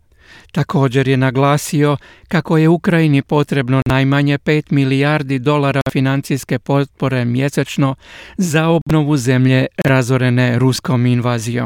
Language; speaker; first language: Croatian; native; Croatian